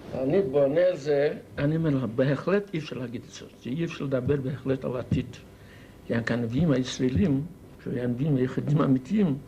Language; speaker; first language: Hebrew; non-native, fluent; Yiddish